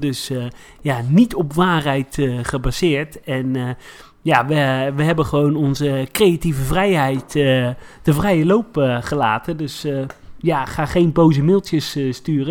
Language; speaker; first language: Dutch; native; Dutch